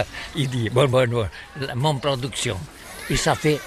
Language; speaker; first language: French; non-native, learner; Catalan